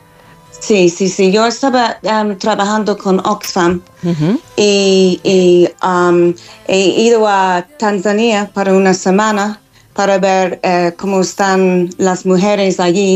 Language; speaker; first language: Spanish; non-native, fluent; English